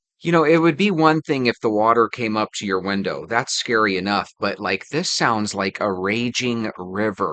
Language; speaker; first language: English; native; English